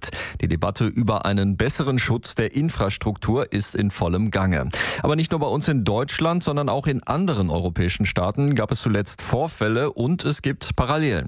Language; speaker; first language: German; native; German